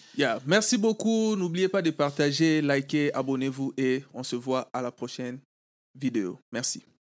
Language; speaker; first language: French; non-native, local second language; Lingala